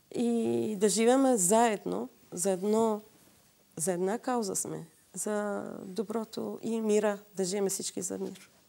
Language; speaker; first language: Bulgarian; non-native, fluent; Assyrian Neo-Aramaic